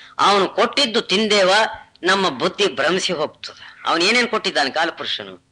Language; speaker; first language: Kannada; non-native, local second language; Telugu